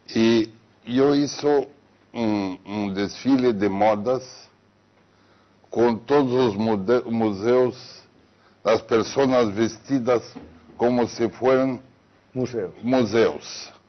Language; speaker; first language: Spanish; non-native, fluent; Portuguese